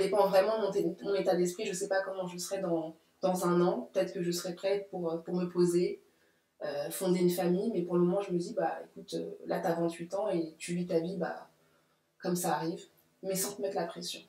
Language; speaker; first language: French; native; French